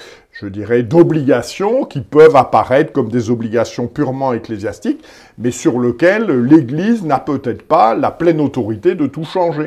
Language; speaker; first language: French; native; French